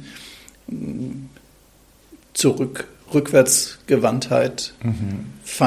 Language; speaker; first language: German; native; German